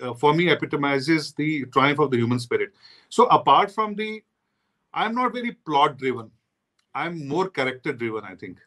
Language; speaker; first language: English; non-native, local second language; Hindi